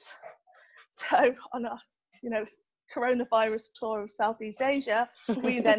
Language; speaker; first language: English; native; English